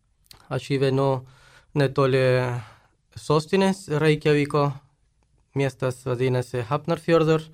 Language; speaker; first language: Lithuanian; non-native, fluent; Spanish